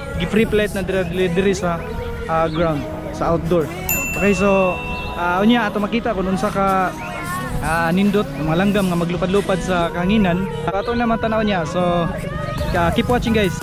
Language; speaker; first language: Cebuano; native; Cebuano